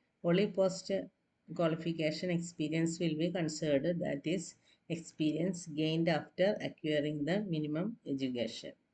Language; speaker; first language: English; non-native, local second language; Malayalam